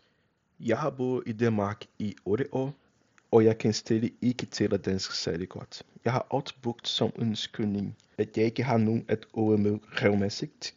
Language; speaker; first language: Danish; non-native, fluent; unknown